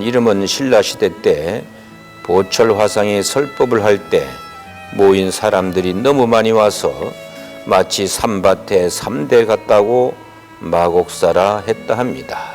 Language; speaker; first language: Korean; native; Korean